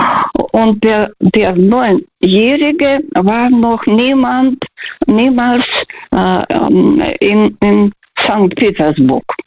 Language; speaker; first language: German; early bilingual, heritage; Russian